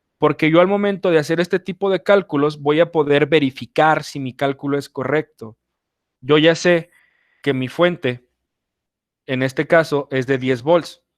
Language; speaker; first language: Spanish; native; Spanish